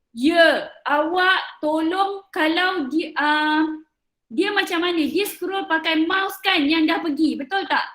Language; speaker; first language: Malay; native; Malay